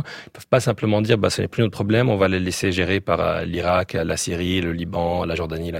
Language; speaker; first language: French; native; French